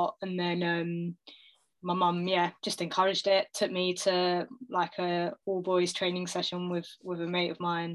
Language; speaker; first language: English; native; English